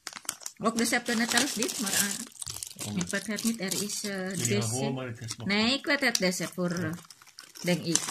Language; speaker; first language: Dutch; non-native, learner; Indonesian